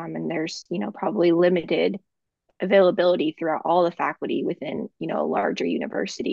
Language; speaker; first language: English; native; English